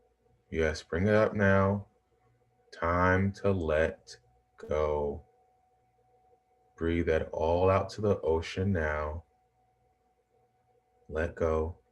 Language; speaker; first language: English; native; English